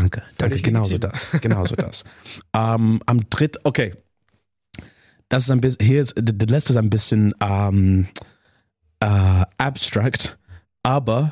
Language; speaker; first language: German; non-native, learner; English